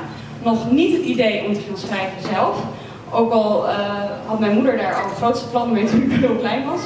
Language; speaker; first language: Dutch; native; Dutch